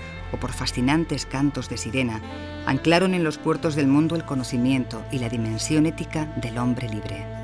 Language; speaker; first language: Spanish; native; Spanish